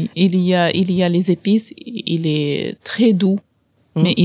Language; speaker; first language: French; non-native, learner; Arabic